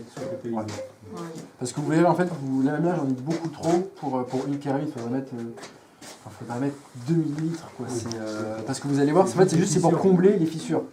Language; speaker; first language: French; native; French